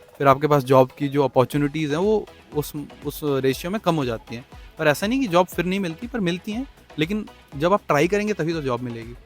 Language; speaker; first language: Hindi; native; Hindi